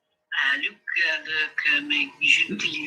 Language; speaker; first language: French; non-native, learner; Turkish